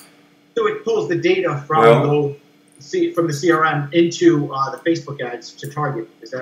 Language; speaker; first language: English; native; English